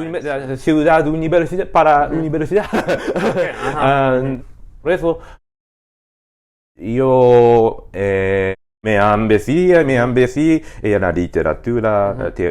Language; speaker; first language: Spanish; non-native, learner; Japanese